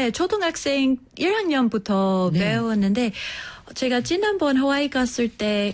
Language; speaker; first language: Korean; non-native, fluent; English